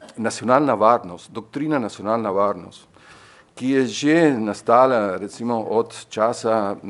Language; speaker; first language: Slovenian; non-native, fluent; Spanish